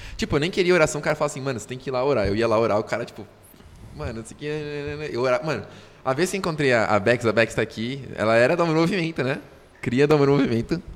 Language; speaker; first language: Portuguese; native; Portuguese